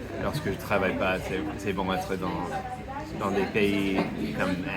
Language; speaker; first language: French; non-native, fluent; English